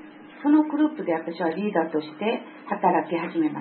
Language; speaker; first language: Japanese; non-native, fluent; Korean